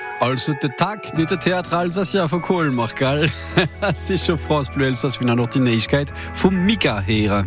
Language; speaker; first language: German; native; German